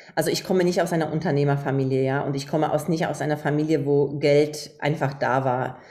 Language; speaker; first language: German; non-native, fluent; Polish